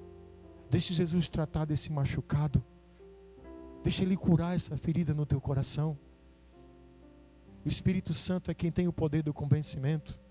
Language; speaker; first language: Portuguese; native; Portuguese